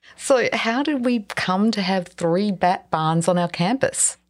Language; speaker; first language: English; native; English